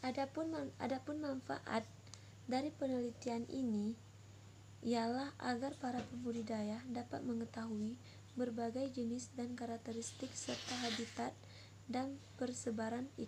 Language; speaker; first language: Indonesian; non-native, local second language; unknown